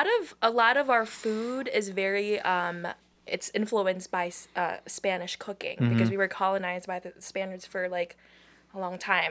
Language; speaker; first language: English; non-native, local second language; Filipino